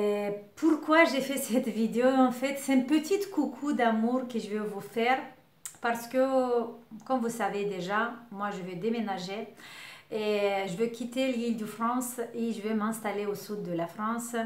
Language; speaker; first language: French; non-native, learner; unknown